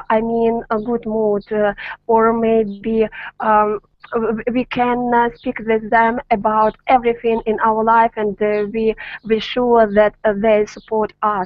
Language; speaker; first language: English; non-native, learner; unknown